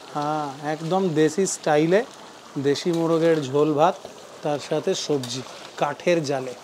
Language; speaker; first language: Hindi; non-native, local second language; Bangla